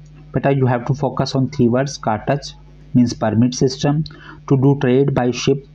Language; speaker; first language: English; non-native, local second language; Hindi